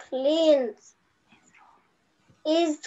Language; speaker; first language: English; non-native, learner; Arabic